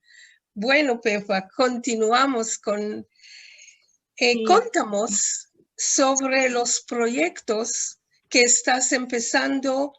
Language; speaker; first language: Spanish; non-native, fluent; Hebrew